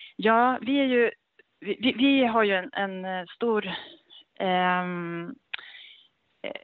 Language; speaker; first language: Swedish; native; Swedish